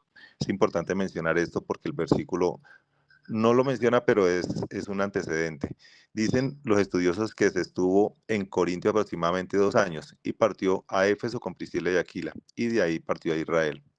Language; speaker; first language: Spanish; native; Spanish